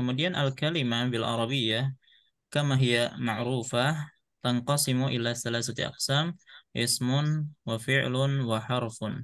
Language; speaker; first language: Arabic; non-native, fluent; Indonesian